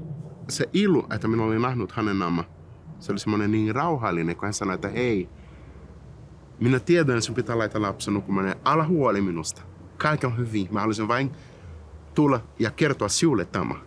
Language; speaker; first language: Finnish; non-native, learner; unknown